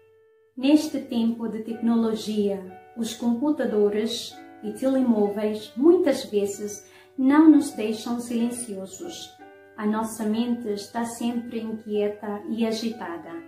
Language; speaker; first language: Portuguese; non-native, fluent; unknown